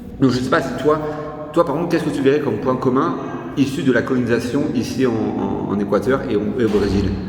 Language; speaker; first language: French; native; French